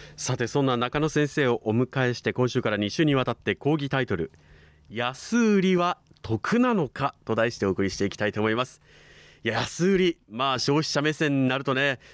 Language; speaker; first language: Japanese; native; Japanese